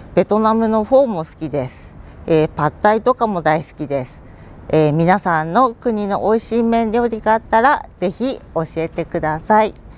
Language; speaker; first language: Japanese; native; Japanese